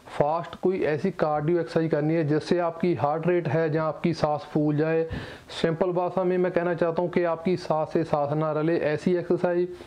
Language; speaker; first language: Hindi; non-native, local second language; Punjabi